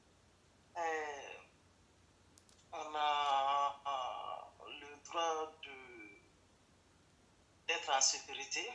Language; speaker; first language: French; non-native, fluent; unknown